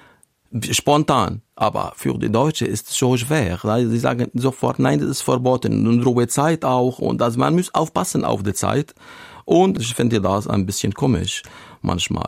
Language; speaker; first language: German; non-native, learner; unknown